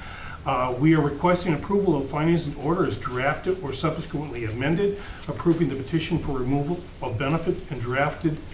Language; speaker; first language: English; native; English